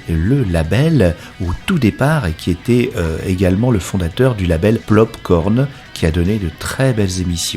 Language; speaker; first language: French; native; French